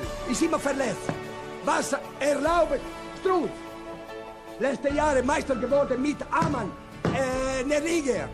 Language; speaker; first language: German; non-native, learner; Italian